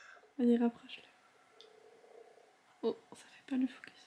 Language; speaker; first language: French; native; French